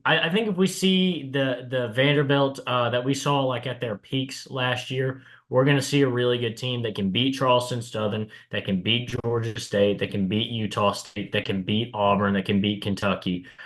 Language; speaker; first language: English; native; English